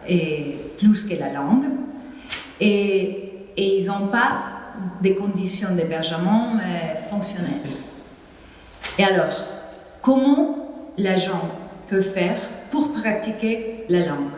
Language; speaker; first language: French; non-native, fluent; Spanish